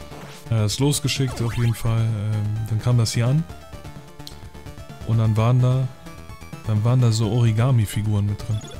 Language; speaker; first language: German; native; German